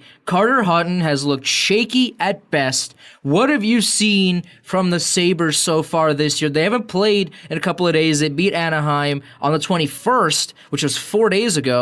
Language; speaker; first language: English; native; English